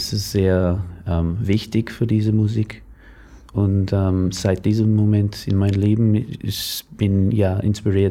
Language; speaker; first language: German; non-native, learner; English